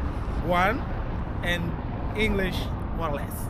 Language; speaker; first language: English; non-native, learner; Portuguese